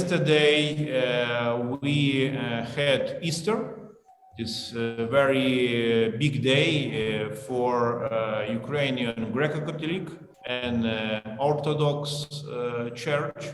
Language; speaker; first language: English; non-native, learner; Ukrainian